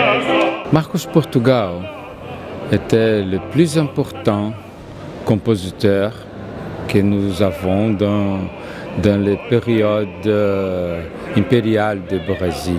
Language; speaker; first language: French; non-native, fluent; Portuguese